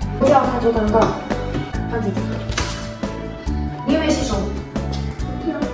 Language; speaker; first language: Chinese; non-native, learner; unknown